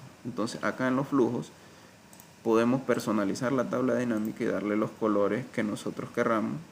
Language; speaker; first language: Spanish; native; Spanish